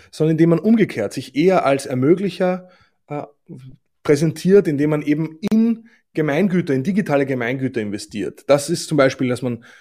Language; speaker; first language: German; native; German